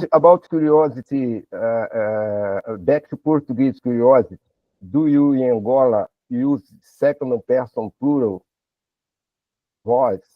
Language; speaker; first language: English; non-native, learner; Portuguese